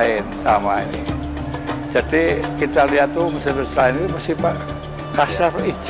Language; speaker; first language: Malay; non-native, local second language; Javanese